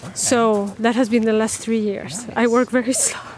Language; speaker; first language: English; non-native, fluent; Spanish